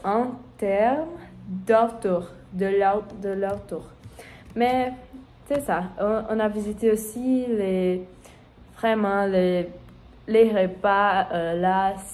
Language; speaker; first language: French; non-native, learner; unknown